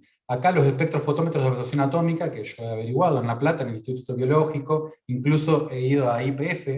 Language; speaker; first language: Spanish; native; Spanish